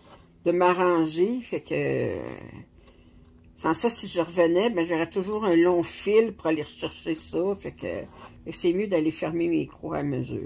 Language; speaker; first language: French; native; French